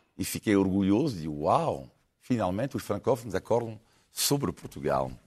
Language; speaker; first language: Portuguese; non-native, fluent; French